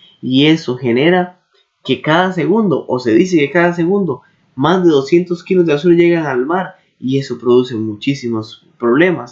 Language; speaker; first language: Spanish; native; Spanish